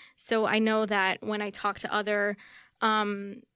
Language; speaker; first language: English; early bilingual, other home language; Spanish